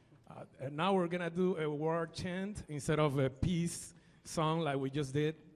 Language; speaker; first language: English; native; English